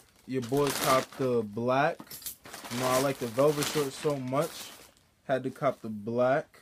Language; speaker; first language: English; native; English